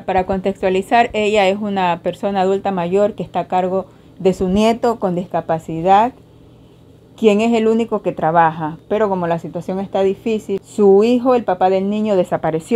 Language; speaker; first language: Spanish; native; Spanish